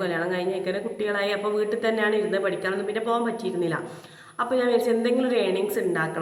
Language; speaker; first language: Malayalam; native; Malayalam